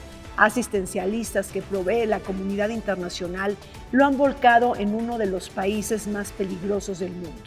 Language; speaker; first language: Spanish; native; Spanish